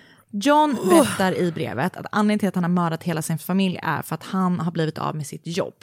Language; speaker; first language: Swedish; native; Swedish